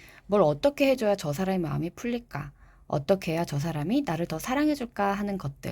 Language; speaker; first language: Korean; native; Korean